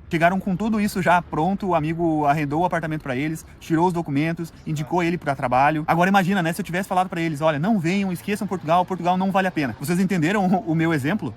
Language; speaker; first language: Portuguese; native; Portuguese